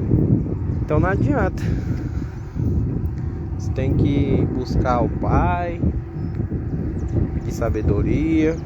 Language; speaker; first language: Portuguese; native; Portuguese